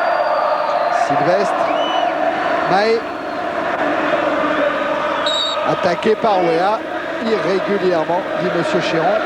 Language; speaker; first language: French; native; French